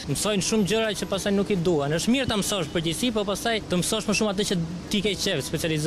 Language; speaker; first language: Albanian; native; Albanian